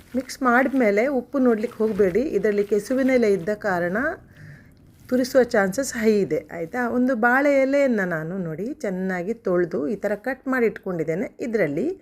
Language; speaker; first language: Kannada; non-native, local second language; Konkani